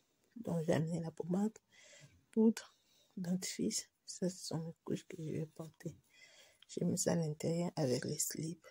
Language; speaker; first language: French; non-native, local second language; Lingala